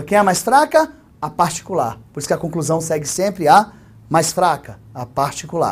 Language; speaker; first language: Portuguese; native; Portuguese